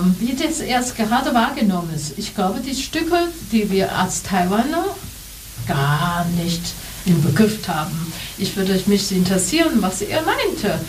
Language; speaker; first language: German; non-native, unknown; Chinese